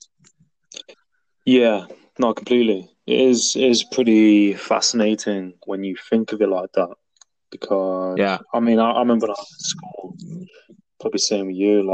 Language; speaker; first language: English; native; English